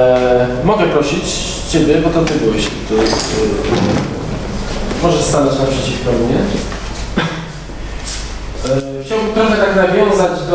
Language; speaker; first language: Polish; native; Polish